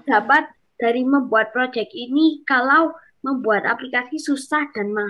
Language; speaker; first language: Indonesian; non-native, local second language; English